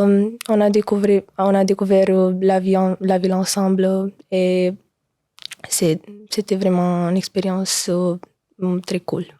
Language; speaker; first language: French; non-native, learner; Romanian